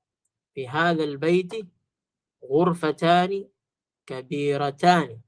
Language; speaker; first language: Arabic; non-native, fluent; Filipino